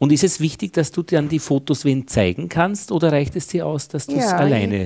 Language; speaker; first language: German; native; German